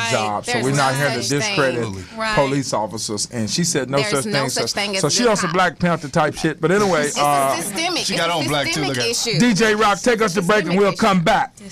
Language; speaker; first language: English; native; English